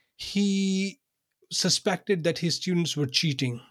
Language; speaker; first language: English; non-native, local second language; Urdu